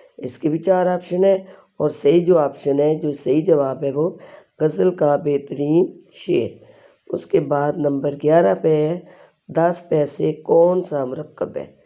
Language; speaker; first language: Urdu; non-native, local second language; Pashto